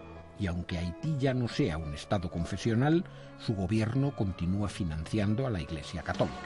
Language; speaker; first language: Spanish; native; Spanish